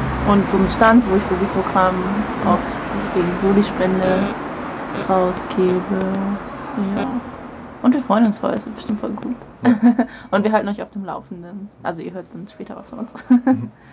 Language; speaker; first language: German; native; German